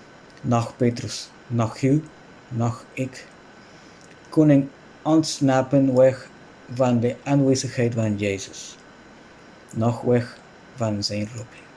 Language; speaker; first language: Dutch; non-native, fluent; Spanish